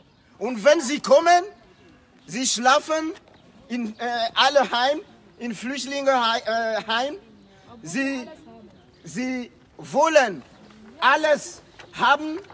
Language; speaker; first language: German; non-native, fluent; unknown